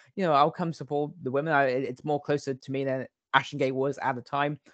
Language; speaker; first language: English; native; English